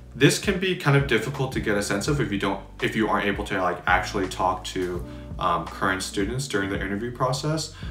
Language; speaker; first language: English; native; English